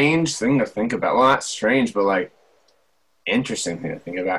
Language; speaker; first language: English; native; English